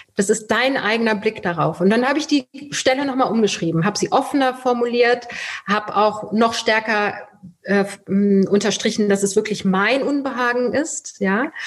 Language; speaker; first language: German; early bilingual, other home language; Persian